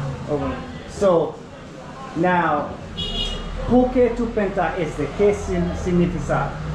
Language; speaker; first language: Spanish; non-native, learner; English